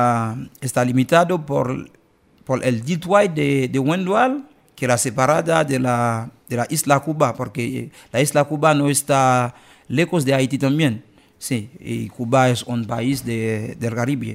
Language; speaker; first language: Spanish; non-native, learner; Haitian Creole